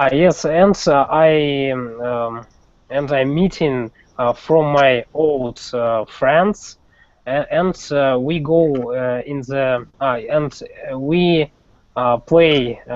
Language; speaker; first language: English; non-native, learner; Russian